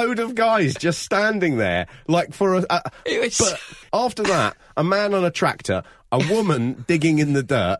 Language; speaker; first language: English; native; English